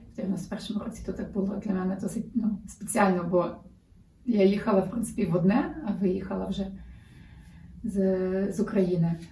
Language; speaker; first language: Ukrainian; early bilingual, heritage; Ukrainian